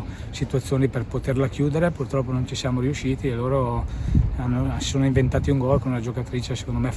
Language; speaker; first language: Italian; native; Italian